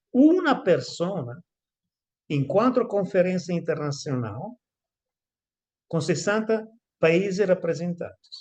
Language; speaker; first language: Portuguese; non-native, fluent; Italian